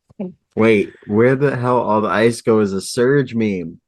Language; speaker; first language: English; native; English